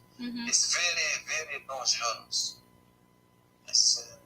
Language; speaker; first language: English; non-native, learner; Arabic